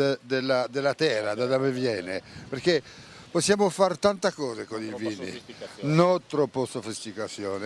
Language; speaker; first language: Italian; non-native, fluent; French